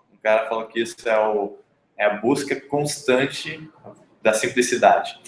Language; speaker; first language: Portuguese; native; Portuguese